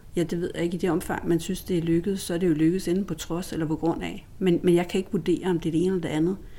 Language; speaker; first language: Danish; native; Danish